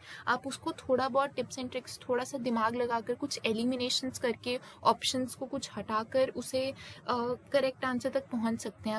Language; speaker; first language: Hindi; native; Hindi